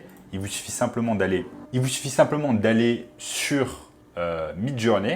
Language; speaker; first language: French; native; French